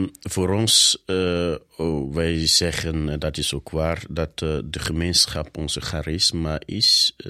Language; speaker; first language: Dutch; non-native, fluent; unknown